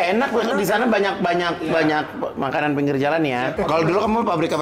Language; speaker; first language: Indonesian; native; Indonesian